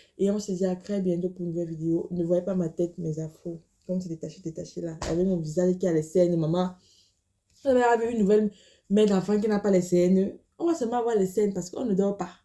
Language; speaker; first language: French; native; French